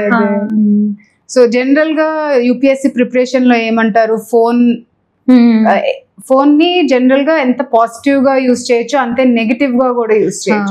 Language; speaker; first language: Telugu; native; Telugu